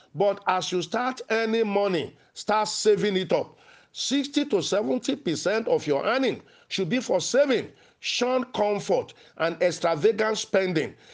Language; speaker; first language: English; non-native, local second language; Yoruba